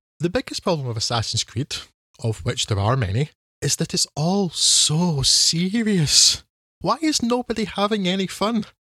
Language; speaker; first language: English; native; English